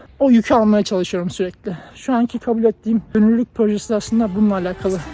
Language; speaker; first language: Turkish; native; Turkish